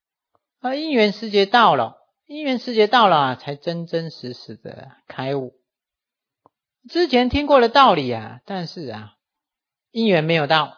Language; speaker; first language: Chinese; native; Chinese